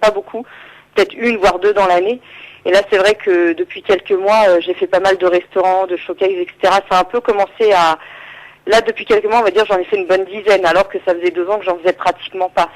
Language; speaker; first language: French; native; French